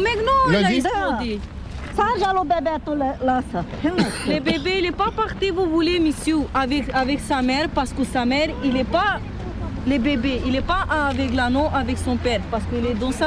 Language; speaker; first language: French; non-native, learner; Romanian